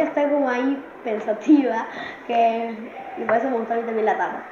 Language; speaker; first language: Spanish; native; Spanish